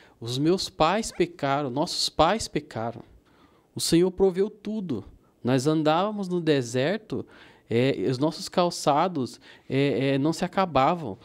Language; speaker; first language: Portuguese; native; Portuguese